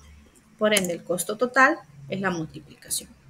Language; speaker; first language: Spanish; native; Spanish